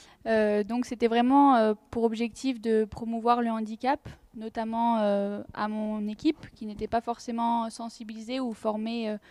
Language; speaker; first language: French; native; French